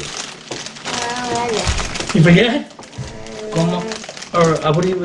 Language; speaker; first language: English; native; English